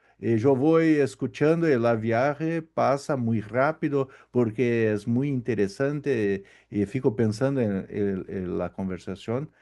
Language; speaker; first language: Spanish; non-native, learner; Portuguese